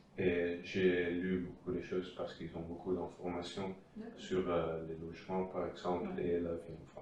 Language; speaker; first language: French; non-native, fluent; Dutch